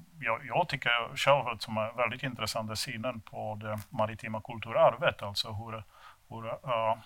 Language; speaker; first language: Swedish; non-native, fluent; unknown